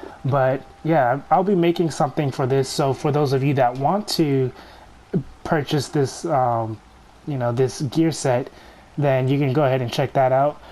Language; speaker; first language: English; native; English